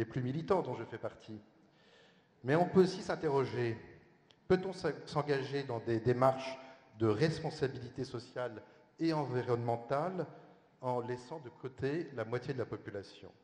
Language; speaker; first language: French; native; French